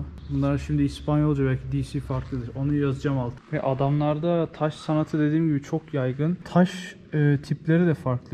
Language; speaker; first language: Turkish; native; Turkish